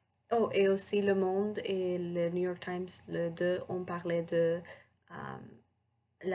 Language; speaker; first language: French; non-native, learner; English